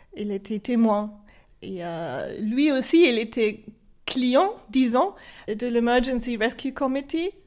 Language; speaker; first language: French; non-native, fluent; German